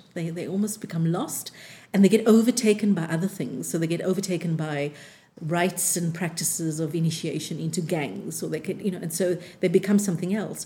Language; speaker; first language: English; native; English